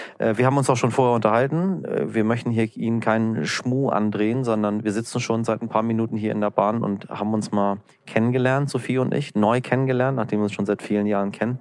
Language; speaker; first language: German; early bilingual, other home language; Persian